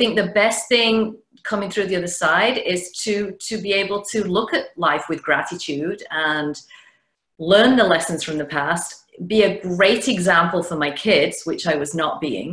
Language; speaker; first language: English; native; English